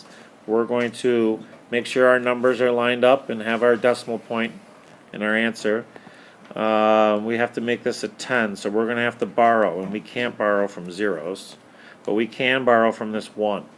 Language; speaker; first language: English; native; English